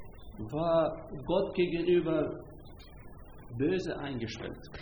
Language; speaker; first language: German; non-native, fluent; Hungarian